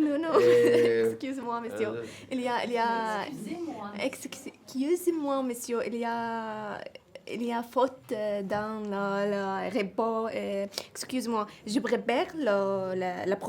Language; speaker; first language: French; non-native, learner; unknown